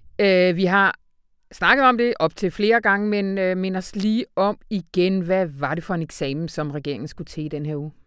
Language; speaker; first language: Danish; native; Danish